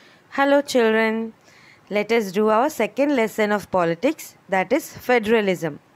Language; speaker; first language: English; non-native, local second language; Malayalam